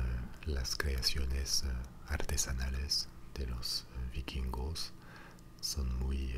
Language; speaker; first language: Spanish; non-native, fluent; French